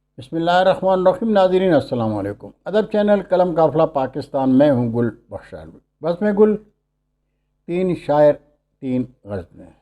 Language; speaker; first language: Urdu; non-native, local second language; Pashto